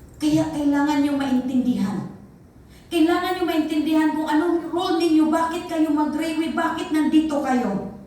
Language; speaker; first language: Filipino; non-native, local second language; Cebuano